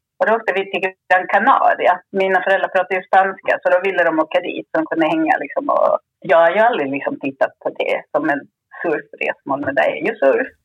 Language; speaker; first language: Swedish; early bilingual, other home language; Spanish